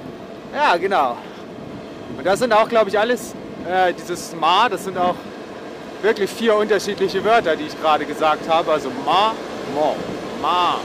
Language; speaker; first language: German; native; German